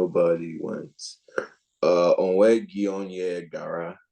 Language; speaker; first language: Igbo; non-native, learner; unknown